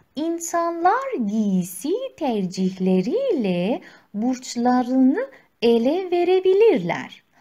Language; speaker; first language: Turkish; non-native, fluent; Persian